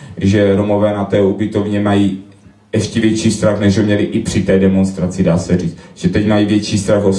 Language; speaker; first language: Czech; native; Czech